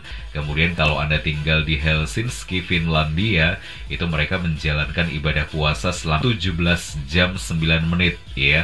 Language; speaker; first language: Indonesian; native; Indonesian